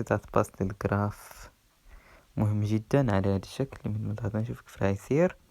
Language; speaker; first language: Arabic; native; Arabic